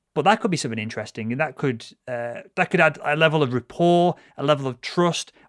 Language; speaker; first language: English; native; English